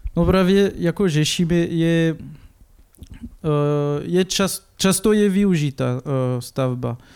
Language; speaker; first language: Czech; non-native, learner; French